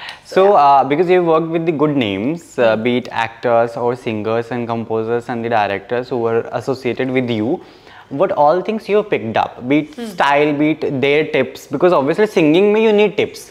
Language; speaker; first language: English; non-native, local second language; Haryanvi